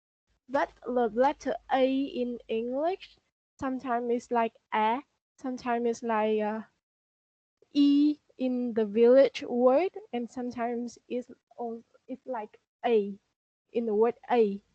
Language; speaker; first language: English; non-native, learner; Vietnamese